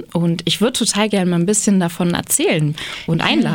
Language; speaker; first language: German; native; German